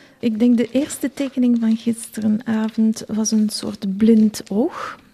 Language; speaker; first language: Dutch; non-native, local second language; French